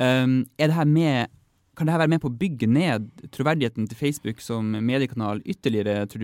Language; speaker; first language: Norwegian; native; Norwegian